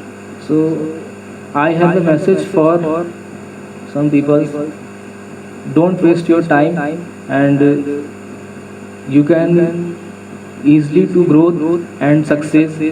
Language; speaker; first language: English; non-native, learner; Hindi